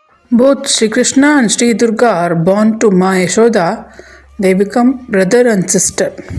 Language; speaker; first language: English; non-native, local second language; Tamil